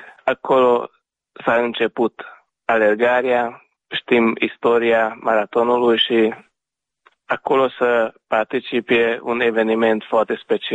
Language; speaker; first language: Romanian; non-native, local second language; Hungarian